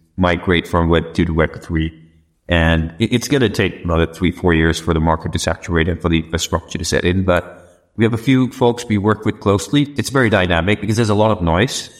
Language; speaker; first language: English; non-native, local second language; Sinhala